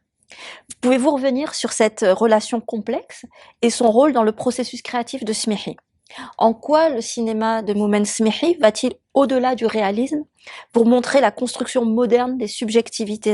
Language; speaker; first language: French; native; French